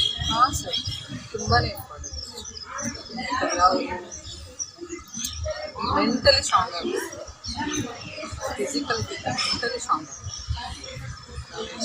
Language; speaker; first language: Kannada; non-native, local second language; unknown